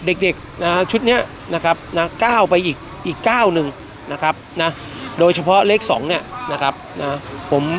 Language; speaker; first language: Thai; native; Thai